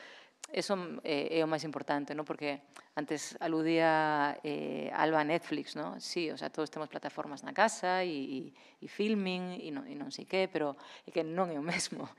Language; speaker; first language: Galician; non-native, local second language; Spanish